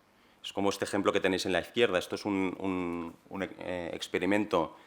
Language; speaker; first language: Spanish; native; Spanish